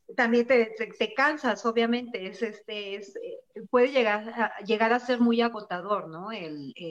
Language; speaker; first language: Spanish; native; Spanish